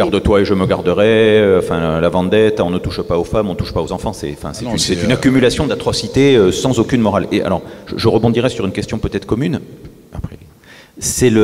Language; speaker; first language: French; native; French